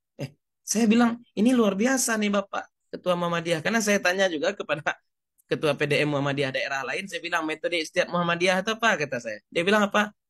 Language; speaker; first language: Indonesian; non-native, local second language; Minangkabau